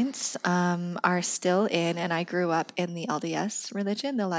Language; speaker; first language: English; native; English